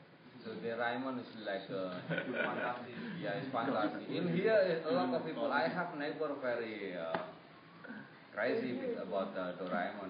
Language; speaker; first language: English; non-native, learner; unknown